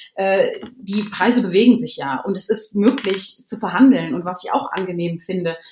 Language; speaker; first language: German; native; German